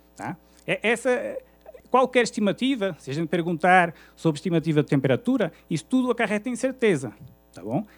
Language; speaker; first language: Portuguese; native; Portuguese